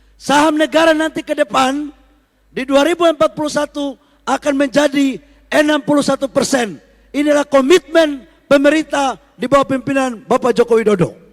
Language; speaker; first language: Indonesian; native; Indonesian